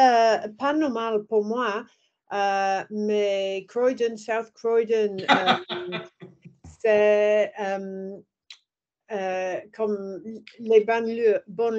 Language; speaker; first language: French; non-native, learner; English